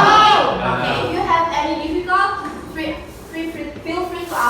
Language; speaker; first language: English; non-native, learner; Indonesian